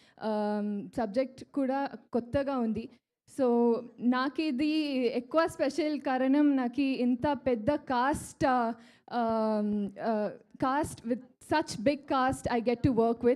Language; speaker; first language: Telugu; non-native, learner; Kannada